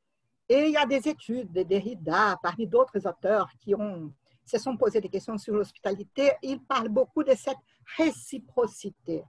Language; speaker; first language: French; non-native, fluent; Portuguese